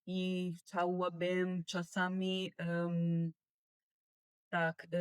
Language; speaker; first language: Polish; non-native, learner; Italian